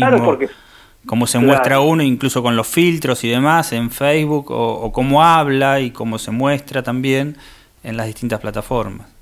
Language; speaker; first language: Spanish; native; Spanish